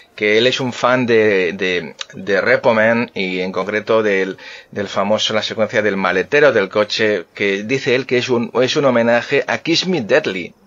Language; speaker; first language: Spanish; native; Spanish